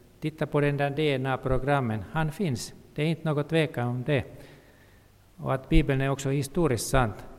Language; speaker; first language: Swedish; non-native, local second language; Finnish